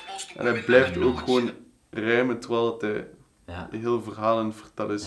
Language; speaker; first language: Dutch; native; Dutch